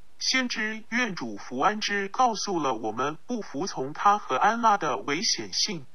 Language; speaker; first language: Chinese; non-native, local second language; Cantonese